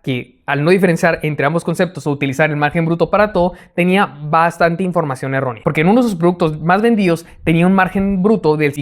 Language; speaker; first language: Spanish; native; Spanish